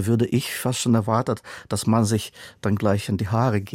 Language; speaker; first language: German; non-native, fluent; Russian